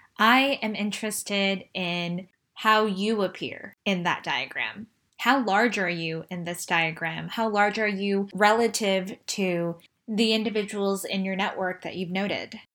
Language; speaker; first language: English; early bilingual, other home language; Chinese